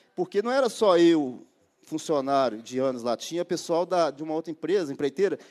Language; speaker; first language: Portuguese; native; Portuguese